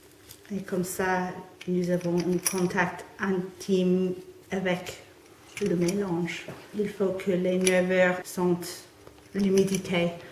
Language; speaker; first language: French; non-native, learner; English